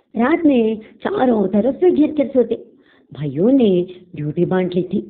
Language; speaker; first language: Hindi; non-native, local second language; Telugu